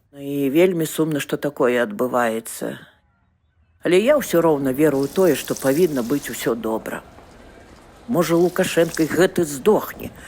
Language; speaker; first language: Belarusian; native; Belarusian